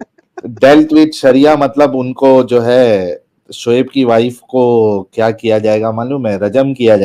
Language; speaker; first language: Hindi; native; Hindi